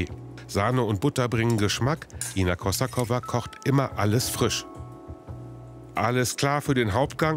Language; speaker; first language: German; native; German